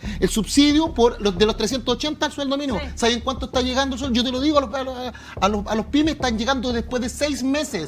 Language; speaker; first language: Spanish; native; Spanish